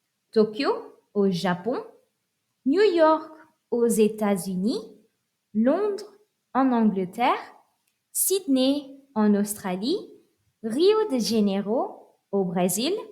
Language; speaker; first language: French; non-native, fluent; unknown